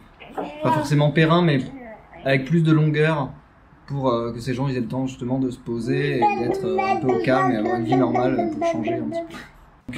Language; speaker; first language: French; native; French